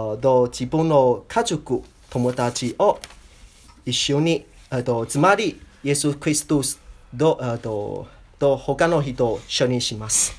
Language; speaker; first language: Japanese; non-native, learner; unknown